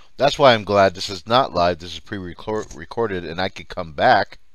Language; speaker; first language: English; early bilingual, other home language; Finnish